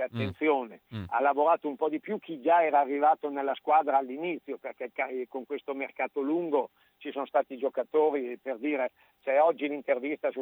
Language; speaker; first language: Italian; native; Italian